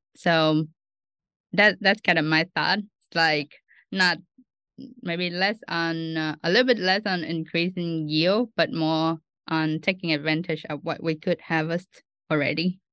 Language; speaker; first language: English; non-native, fluent; Vietnamese